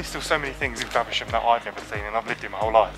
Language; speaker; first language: English; native; English